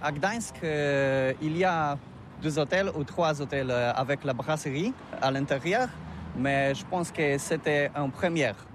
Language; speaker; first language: French; non-native, learner; Polish